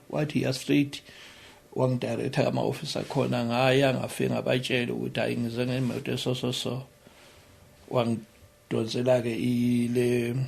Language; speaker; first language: Zulu; native; Zulu